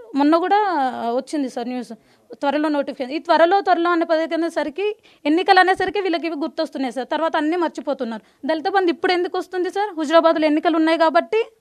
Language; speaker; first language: Telugu; native; Telugu